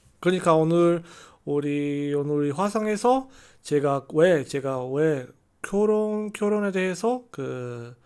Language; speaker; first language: Korean; non-native, learner; Chinese